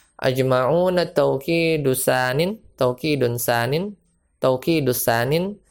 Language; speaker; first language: Arabic; non-native, fluent; Indonesian